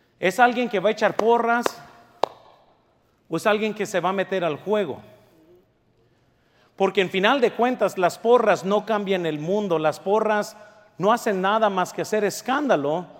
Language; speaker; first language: Spanish; early bilingual, heritage; Spanish